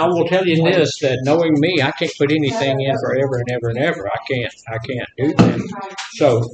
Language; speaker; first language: English; native; English